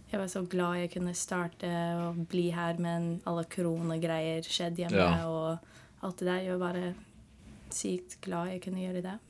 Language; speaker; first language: Norwegian; early bilingual, heritage; Norwegian